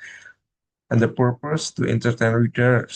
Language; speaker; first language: English; non-native, learner; Indonesian